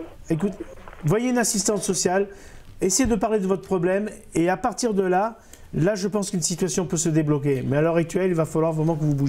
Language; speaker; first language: French; native; French